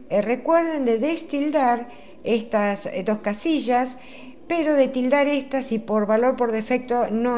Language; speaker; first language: Spanish; native; Spanish